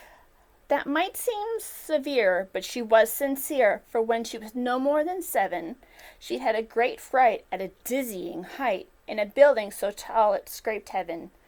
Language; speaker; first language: English; native; English